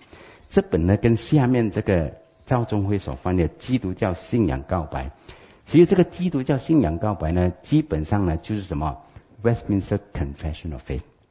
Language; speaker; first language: Chinese; native; Chinese